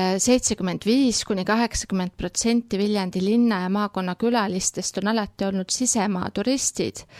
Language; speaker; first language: Estonian; native; Estonian